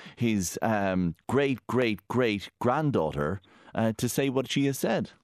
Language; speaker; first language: English; native; English